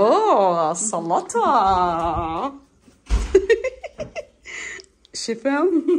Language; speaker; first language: Turkish; non-native, learner; Filipino